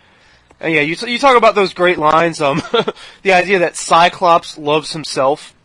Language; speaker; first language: English; native; English